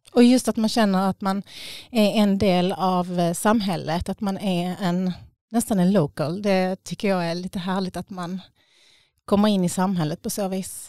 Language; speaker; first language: Swedish; native; Swedish